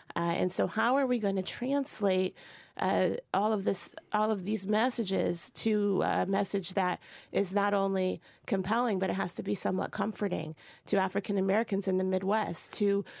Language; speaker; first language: English; native; English